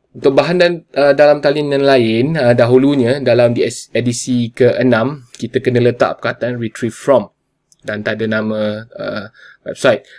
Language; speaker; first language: Malay; non-native, local second language; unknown